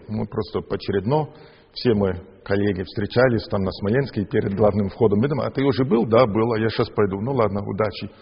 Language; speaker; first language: Russian; non-native, fluent; English